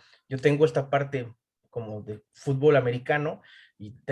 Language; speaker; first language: Spanish; native; Spanish